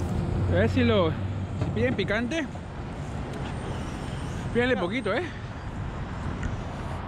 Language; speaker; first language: Spanish; native; Spanish